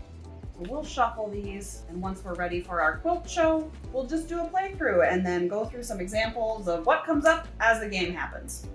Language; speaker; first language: English; native; English